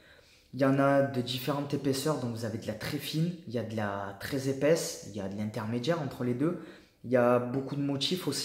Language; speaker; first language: French; native; French